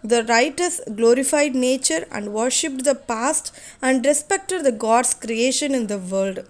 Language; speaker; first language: English; non-native, local second language; Tamil